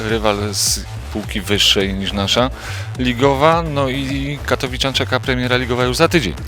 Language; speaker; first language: Polish; native; Polish